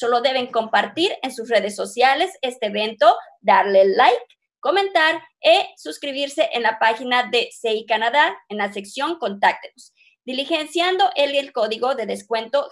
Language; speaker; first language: Spanish; native; Spanish